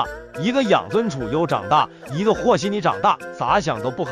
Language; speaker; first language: Chinese; native; Chinese